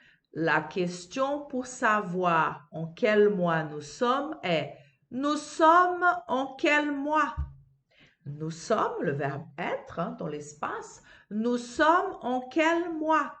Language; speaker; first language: French; non-native, fluent; Portuguese